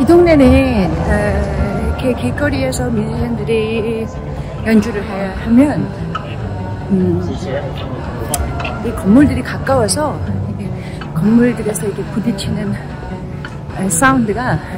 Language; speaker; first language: Korean; native; Korean